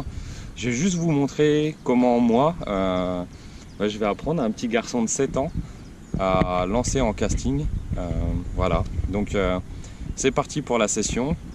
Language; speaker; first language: French; native; French